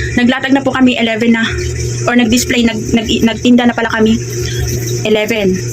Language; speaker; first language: Filipino; non-native, local second language; Cebuano